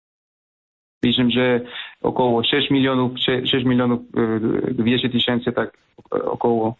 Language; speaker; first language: Polish; non-native, fluent; Spanish